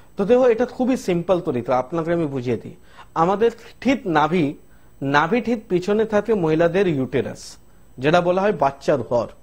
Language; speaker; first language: Bangla; non-native, local second language; Hindi